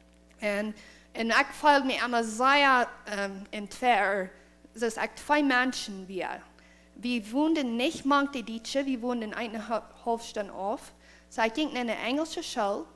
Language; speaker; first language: German; non-native, learner; Plautdietsch